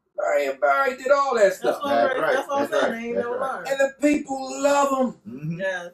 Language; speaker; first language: English; native; English